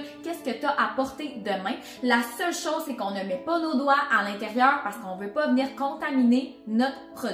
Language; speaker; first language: French; native; French